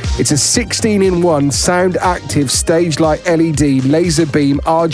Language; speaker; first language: English; native; English